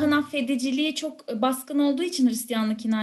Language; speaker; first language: Turkish; native; Turkish